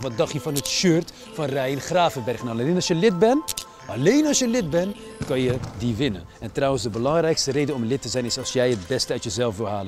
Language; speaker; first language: Dutch; native; Dutch